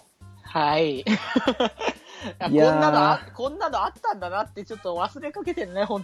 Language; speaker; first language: Japanese; native; Japanese